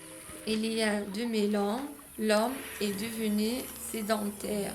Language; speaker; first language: French; non-native, learner; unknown